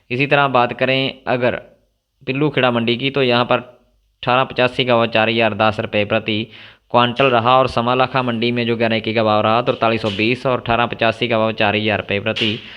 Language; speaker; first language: Hindi; non-native, local second language; Punjabi